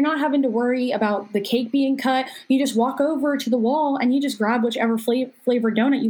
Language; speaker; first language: English; native; English